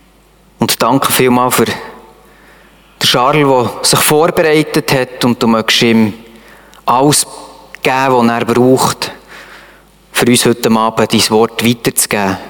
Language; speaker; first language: German; native; German